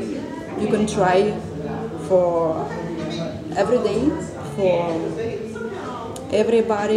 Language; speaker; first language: English; non-native, learner; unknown